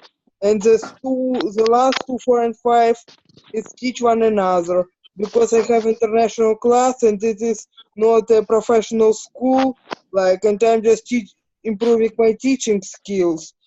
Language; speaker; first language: English; non-native, learner; Ukrainian